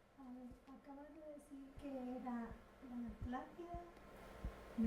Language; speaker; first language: Spanish; native; Spanish